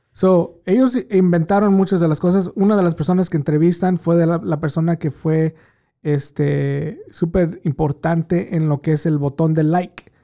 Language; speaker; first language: Spanish; early bilingual, heritage; Spanish